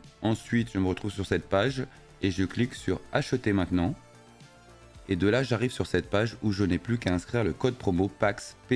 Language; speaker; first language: French; native; French